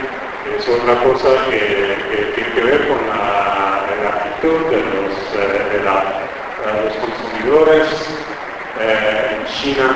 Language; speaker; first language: Spanish; non-native, fluent; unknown